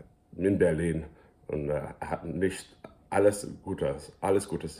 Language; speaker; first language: German; early bilingual, heritage; English